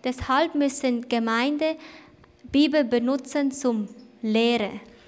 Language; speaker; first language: German; non-native, fluent; Thai